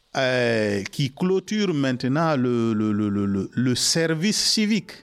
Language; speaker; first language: French; non-native, local second language; Mandingo